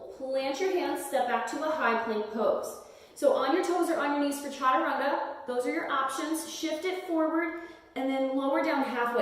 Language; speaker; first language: English; native; English